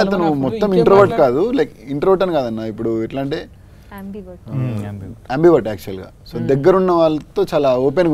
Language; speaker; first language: Telugu; native; Telugu